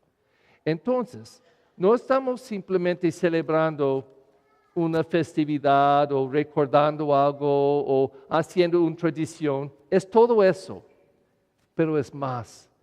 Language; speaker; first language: Spanish; non-native, fluent; English